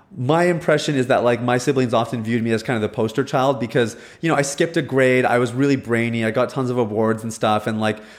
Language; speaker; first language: English; early bilingual, other home language; Hindi